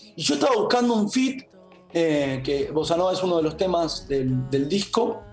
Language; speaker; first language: Spanish; native; Spanish